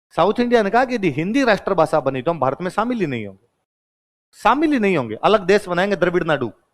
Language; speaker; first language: Hindi; non-native, local second language; Marwari